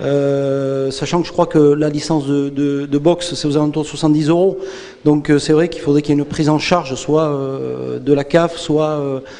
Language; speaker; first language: French; native; French